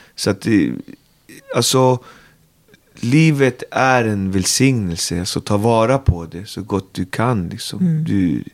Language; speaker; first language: Swedish; native; Swedish